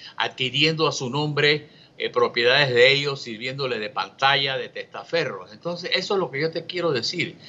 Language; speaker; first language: Spanish; native; Spanish